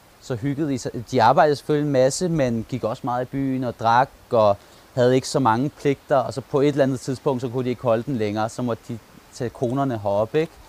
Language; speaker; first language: Danish; early bilingual, other home language; Turkish